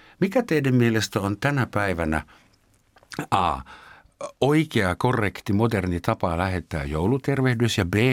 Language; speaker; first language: Finnish; non-native, fluent; German